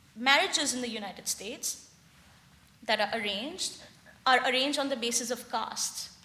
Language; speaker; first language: English; non-native, local second language; Hindi